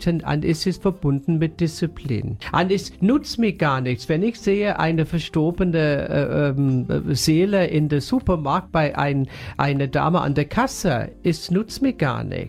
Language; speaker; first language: German; non-native, fluent; English